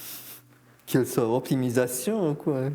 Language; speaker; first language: French; non-native, fluent; Romanian